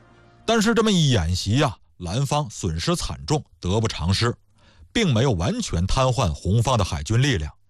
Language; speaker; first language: Chinese; native; Chinese